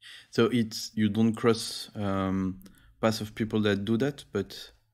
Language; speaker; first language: English; non-native, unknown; French